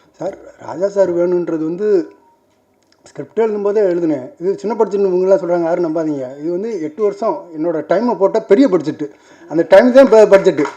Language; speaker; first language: Tamil; native; Tamil